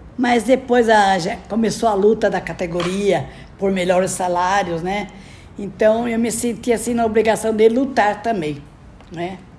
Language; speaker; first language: Portuguese; native; Portuguese